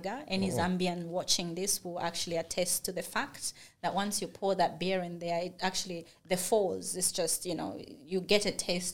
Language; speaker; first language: English; non-native, local second language; Bemba